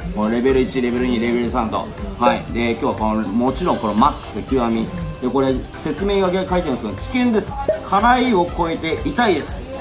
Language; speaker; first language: Japanese; native; Japanese